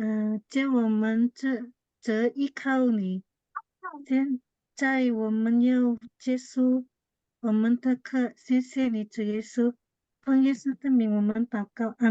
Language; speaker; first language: Chinese; non-native, learner; Indonesian